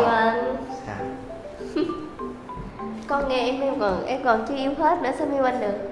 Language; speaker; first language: Vietnamese; native; Vietnamese